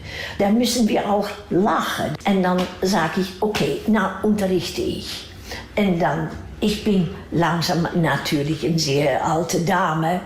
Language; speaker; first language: German; non-native, fluent; Dutch